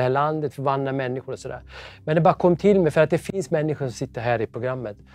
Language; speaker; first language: Swedish; native; Swedish